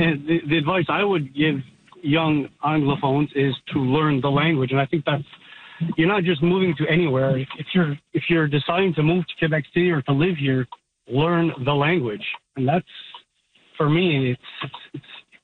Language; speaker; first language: English; native; English